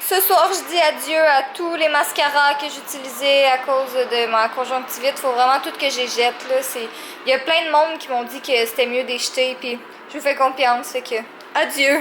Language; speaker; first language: French; native; French